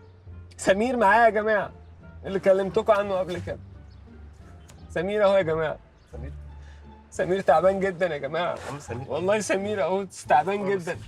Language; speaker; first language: Arabic; native; Arabic